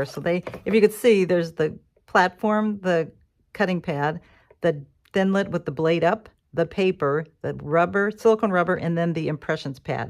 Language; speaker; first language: English; native; English